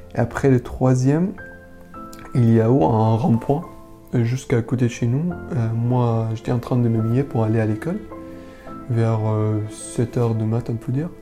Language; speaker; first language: French; non-native, learner; Arabic